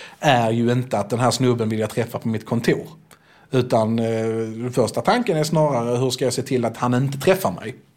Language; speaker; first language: Swedish; native; Swedish